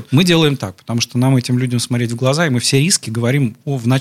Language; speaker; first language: Russian; native; Russian